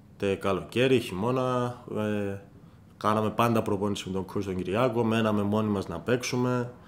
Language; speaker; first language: Greek; native; Greek